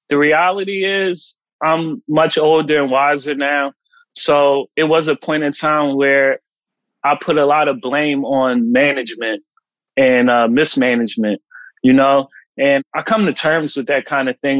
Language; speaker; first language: English; native; English